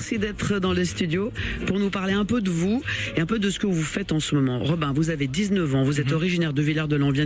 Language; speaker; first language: French; native; French